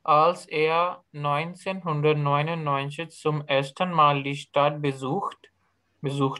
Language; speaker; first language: German; non-native, learner; Urdu